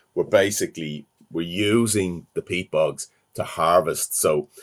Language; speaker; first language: English; native; English